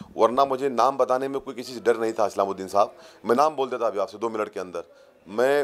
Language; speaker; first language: Hindi; native; Hindi